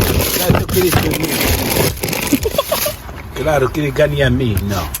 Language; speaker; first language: Spanish; non-native, learner; Arabic